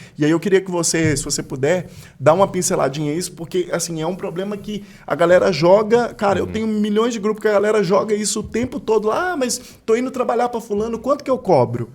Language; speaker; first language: Portuguese; native; Portuguese